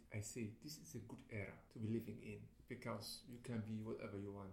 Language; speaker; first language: English; non-native, fluent; Somali